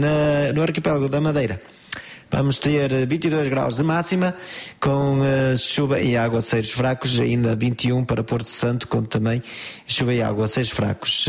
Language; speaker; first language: Portuguese; native; Portuguese